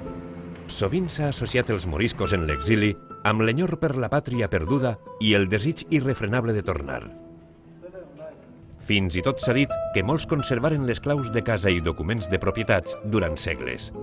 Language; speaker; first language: Catalan; native; Catalan